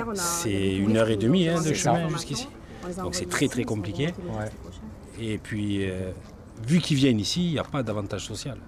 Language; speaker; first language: French; native; French